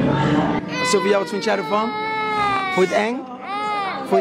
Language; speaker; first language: Dutch; native; Dutch